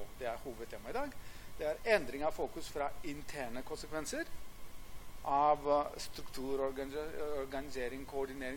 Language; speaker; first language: Norwegian; non-native, fluent; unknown